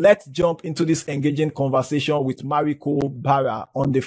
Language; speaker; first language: English; non-native, local second language; Yoruba